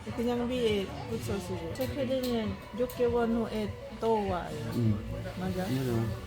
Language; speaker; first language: Korean; non-native, learner; Lao